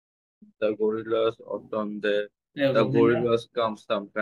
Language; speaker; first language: English; non-native, learner; Bangla